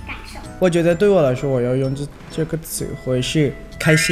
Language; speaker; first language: Chinese; non-native, learner; Thai